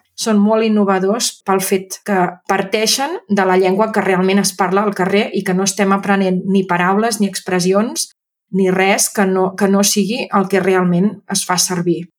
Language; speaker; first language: Catalan; native; Catalan